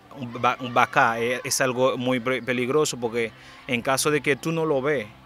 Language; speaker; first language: Spanish; non-native, fluent; Haitian Creole